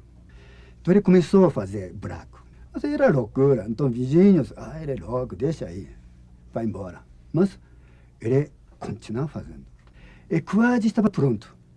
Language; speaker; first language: Portuguese; non-native, learner; Japanese